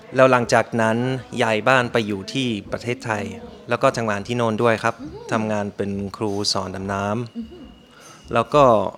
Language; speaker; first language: Thai; non-native, fluent; German